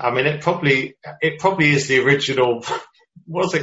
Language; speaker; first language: English; native; English